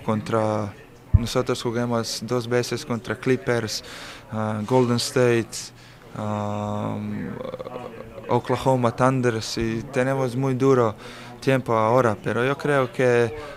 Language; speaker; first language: Spanish; non-native, fluent; Slovenian